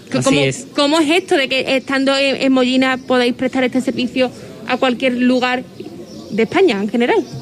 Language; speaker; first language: Spanish; native; Spanish